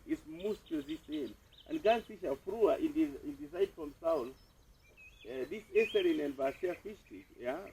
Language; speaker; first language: German; non-native, fluent; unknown